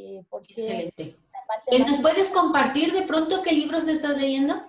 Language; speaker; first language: Spanish; native; Spanish